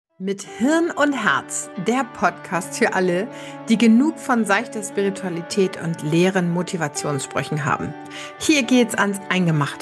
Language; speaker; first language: German; native; German